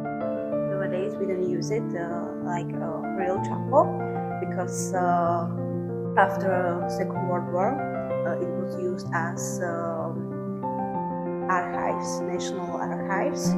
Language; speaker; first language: English; non-native, fluent; Slovak